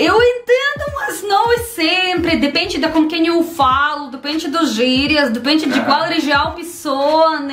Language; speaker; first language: Portuguese; non-native, learner; Russian